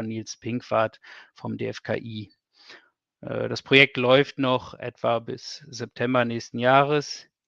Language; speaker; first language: German; native; German